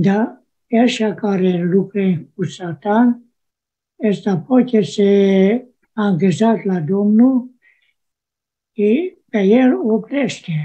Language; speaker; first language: Romanian; non-native, local second language; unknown